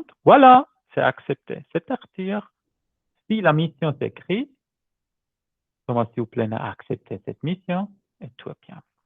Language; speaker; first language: French; non-native, learner; German